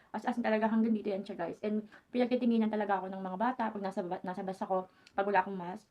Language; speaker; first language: Filipino; native; Filipino